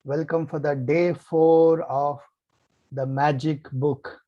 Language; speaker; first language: English; non-native, local second language; Kannada